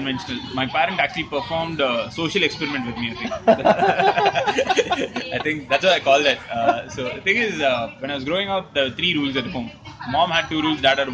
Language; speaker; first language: English; non-native, local second language; Tamil